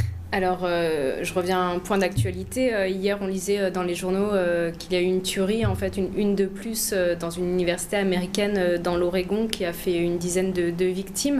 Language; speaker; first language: French; native; French